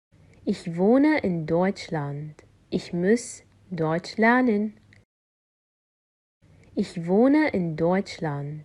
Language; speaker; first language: German; non-native, fluent; Arabic